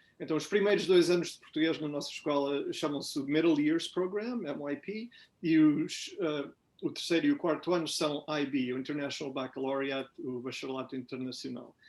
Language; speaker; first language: Portuguese; native; Portuguese